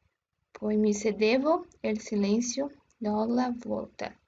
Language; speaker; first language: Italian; non-native, learner; Portuguese